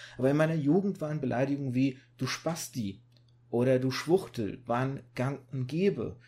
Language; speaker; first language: German; native; German